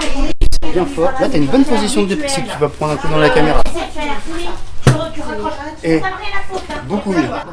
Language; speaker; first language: French; native; French